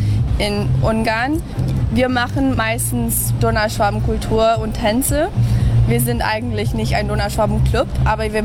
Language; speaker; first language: German; early bilingual, heritage; English